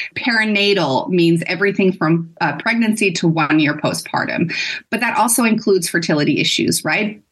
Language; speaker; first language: English; non-native, fluent; Dutch